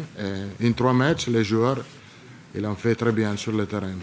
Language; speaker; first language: French; non-native, learner; Italian